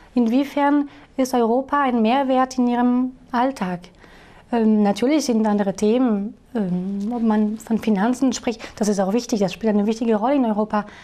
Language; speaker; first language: German; non-native, fluent; French